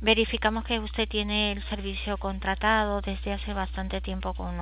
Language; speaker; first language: Spanish; native; Spanish